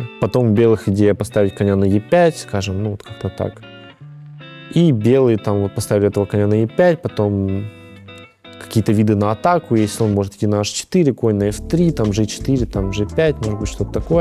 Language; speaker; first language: Russian; native; Russian